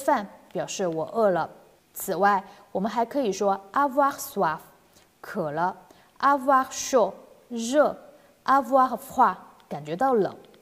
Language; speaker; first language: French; non-native, fluent; Chinese